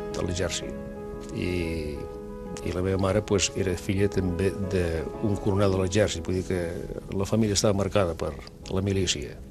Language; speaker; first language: Catalan; non-native, local second language; Basque